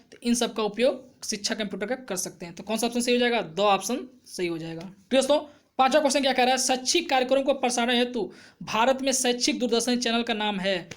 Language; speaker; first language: Hindi; native; Hindi